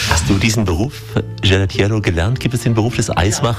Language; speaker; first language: German; native; German